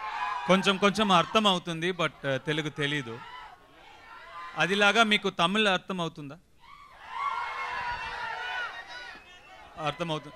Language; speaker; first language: Telugu; non-native, learner; Tamil